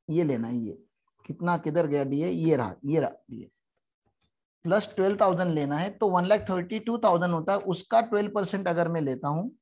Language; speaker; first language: Hindi; native; Hindi